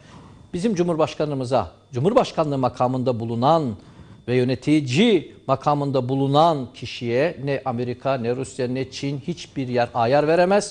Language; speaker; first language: Turkish; native; Turkish